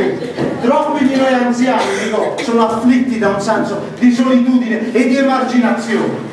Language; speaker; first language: Italian; native; Italian